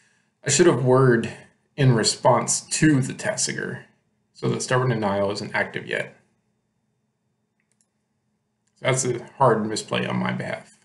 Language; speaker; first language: English; native; English